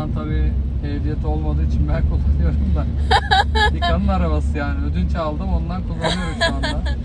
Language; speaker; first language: Turkish; native; Turkish